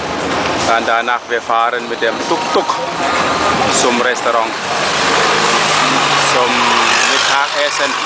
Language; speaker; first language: German; non-native, learner; Thai